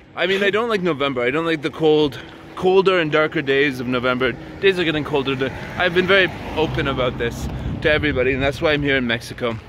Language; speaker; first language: English; native; English